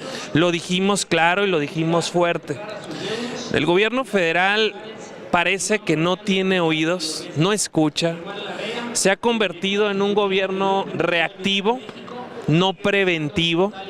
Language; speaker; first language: Spanish; native; Spanish